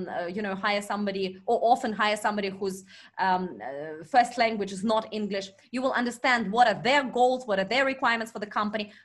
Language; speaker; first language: English; non-native, fluent; Russian